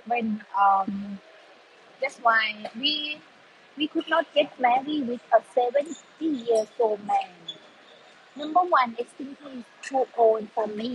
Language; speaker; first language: English; non-native, learner; Thai